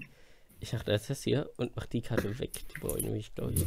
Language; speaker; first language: German; native; German